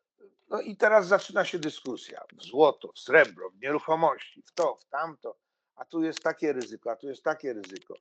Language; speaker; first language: Polish; native; Polish